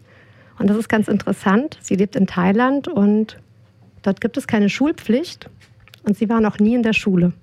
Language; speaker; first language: German; native; German